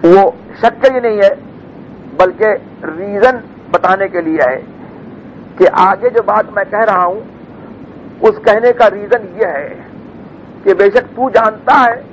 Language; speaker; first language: Urdu; native; Urdu